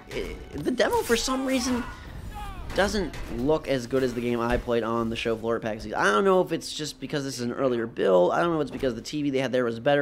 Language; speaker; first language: English; native; English